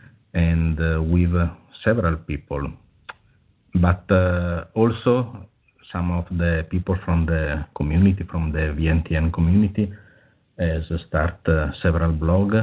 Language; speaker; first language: English; non-native, fluent; Italian